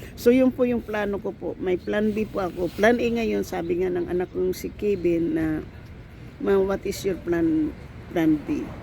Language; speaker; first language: Filipino; non-native, local second language; Cebuano